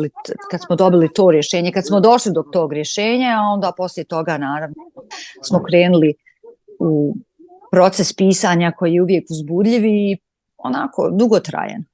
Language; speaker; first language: Croatian; native; Croatian